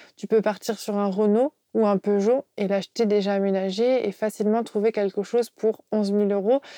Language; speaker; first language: French; native; French